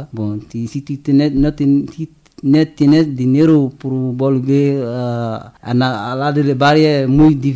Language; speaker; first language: Spanish; non-native, learner; French